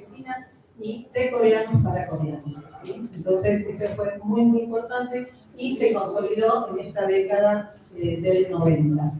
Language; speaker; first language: Spanish; native; Spanish